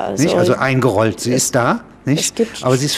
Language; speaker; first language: German; native; German